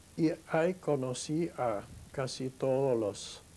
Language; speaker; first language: Spanish; non-native, fluent; German